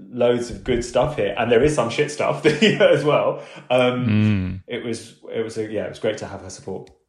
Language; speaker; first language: English; early bilingual, other home language; Urdu